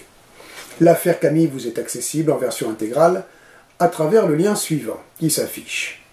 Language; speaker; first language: French; native; French